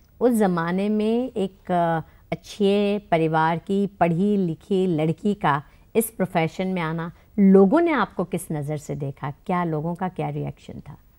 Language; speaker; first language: Hindi; native; Hindi